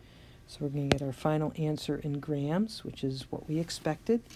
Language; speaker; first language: English; native; English